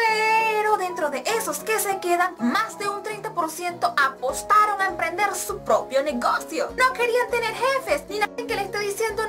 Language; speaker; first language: Spanish; native; Spanish